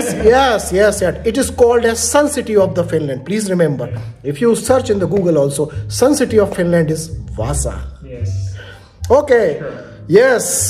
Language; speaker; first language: English; non-native, local second language; Hindi